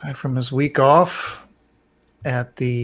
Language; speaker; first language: English; native; English